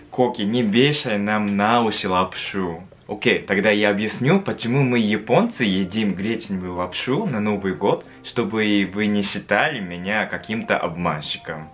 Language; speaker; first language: Russian; non-native, fluent; Japanese